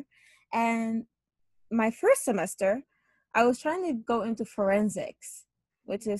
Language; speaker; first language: English; non-native, local second language; Hausa